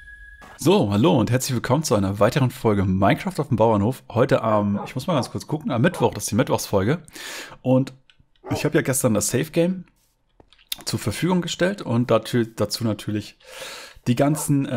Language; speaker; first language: German; native; German